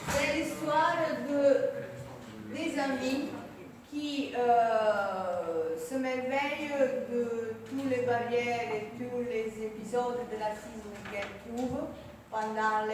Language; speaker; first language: French; non-native, fluent; Italian